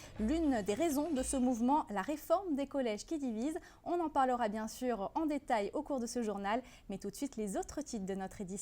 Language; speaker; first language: French; native; French